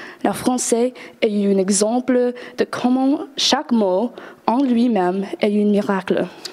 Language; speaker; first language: French; non-native, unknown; English